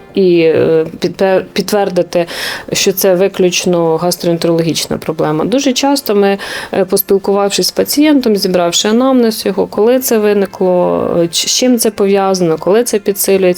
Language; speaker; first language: Ukrainian; native; Ukrainian